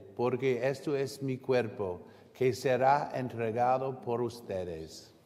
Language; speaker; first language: Spanish; non-native, learner; English